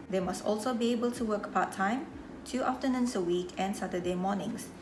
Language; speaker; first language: English; non-native, local second language; Malay